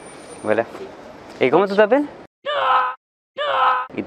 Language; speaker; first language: French; non-native, learner; Spanish